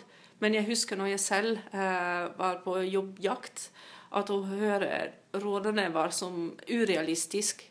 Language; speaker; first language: Norwegian; non-native, fluent; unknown